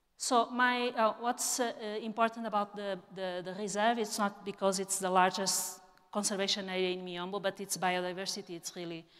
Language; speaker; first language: English; non-native, fluent; Portuguese